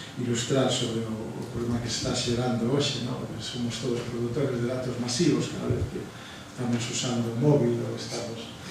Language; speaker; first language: Galician; non-native, local second language; Spanish